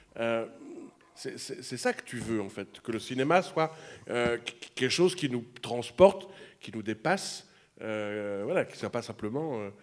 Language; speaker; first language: French; native; French